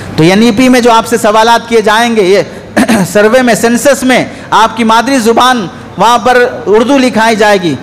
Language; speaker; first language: Urdu; native; Urdu